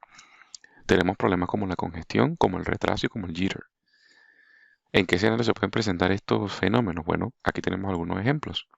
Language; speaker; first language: Spanish; native; Spanish